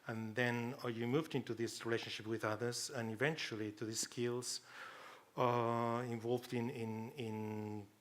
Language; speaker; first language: English; non-native, fluent; Catalan